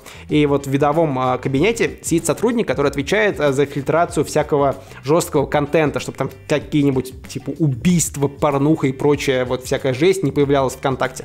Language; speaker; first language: Russian; native; Russian